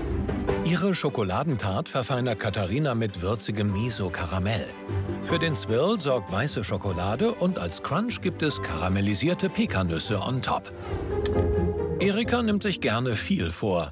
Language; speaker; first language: German; native; German